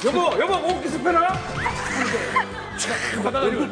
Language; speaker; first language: Korean; native; Korean